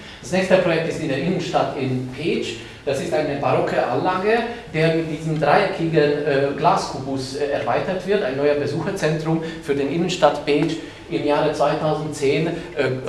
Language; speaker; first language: German; non-native, fluent; Hungarian